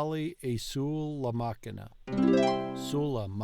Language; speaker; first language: Italian; non-native, learner; English